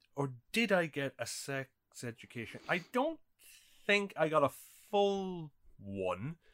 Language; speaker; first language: English; native; English